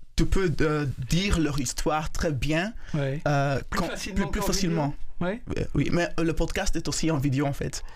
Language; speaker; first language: French; non-native, local second language; Kinyarwanda